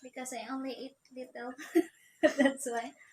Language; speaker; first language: English; non-native, local second language; Cebuano